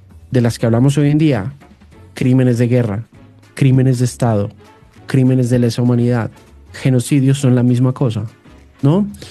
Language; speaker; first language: Spanish; native; Spanish